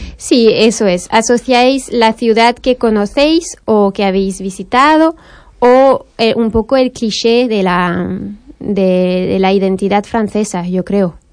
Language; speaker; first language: Spanish; non-native, fluent; French